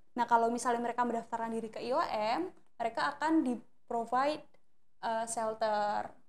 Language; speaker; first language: Indonesian; native; Indonesian